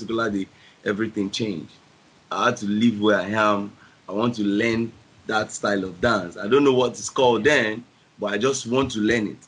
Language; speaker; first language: English; non-native, local second language; Yoruba